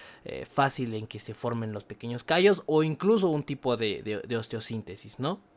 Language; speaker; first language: Spanish; native; Spanish